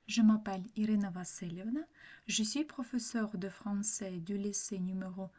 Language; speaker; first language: French; non-native, fluent; Ukrainian